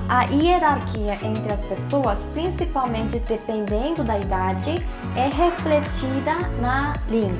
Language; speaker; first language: Portuguese; non-native, fluent; Korean